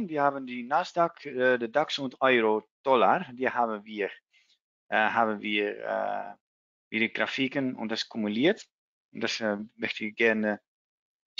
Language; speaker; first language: German; non-native, learner; Dutch